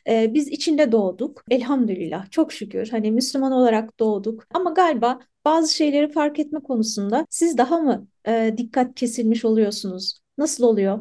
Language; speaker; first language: Turkish; native; Turkish